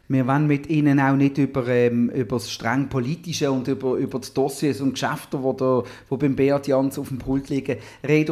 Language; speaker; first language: German; native; German